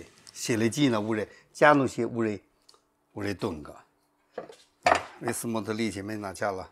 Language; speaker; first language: Russian; non-native, learner; Chinese